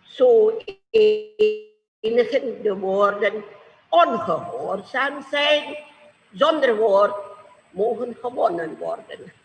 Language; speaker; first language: Dutch; non-native, fluent; Indonesian